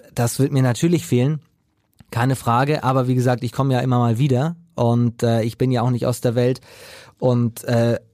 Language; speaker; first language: German; native; German